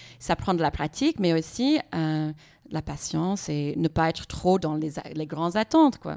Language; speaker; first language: French; non-native, fluent; English